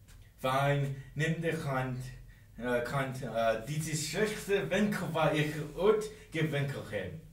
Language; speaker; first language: Dutch; non-native, learner; English